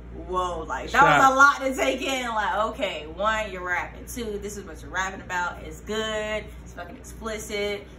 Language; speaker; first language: English; native; English